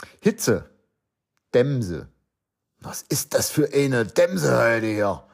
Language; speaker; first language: German; native; German